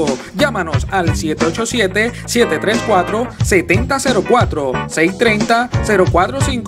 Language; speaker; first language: Spanish; native; Spanish